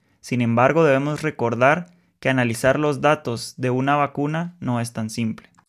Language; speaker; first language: Spanish; native; Spanish